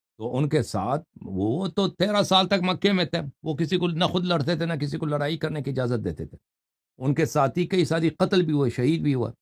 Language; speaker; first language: Urdu; non-native, fluent; Persian